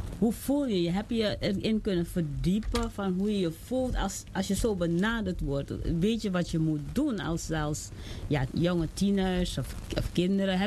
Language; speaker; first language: Dutch; native; Dutch